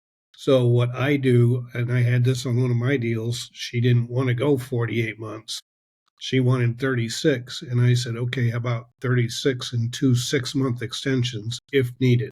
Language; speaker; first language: English; native; English